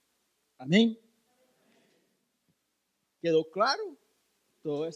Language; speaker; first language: Spanish; non-native, learner; Portuguese